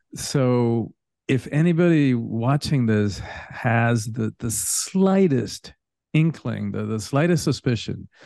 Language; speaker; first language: English; early bilingual, other home language; Spanish